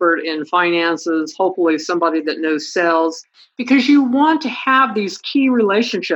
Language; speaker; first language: English; native; English